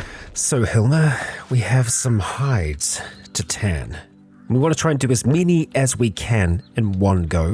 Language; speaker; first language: English; native; English